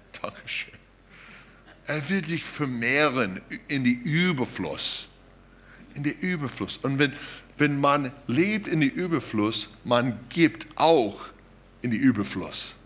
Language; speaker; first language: German; non-native, fluent; English